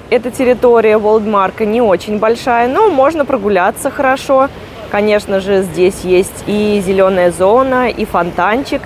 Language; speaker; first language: Russian; native; Russian